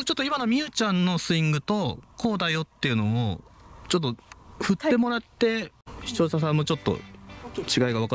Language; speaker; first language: Japanese; native; Japanese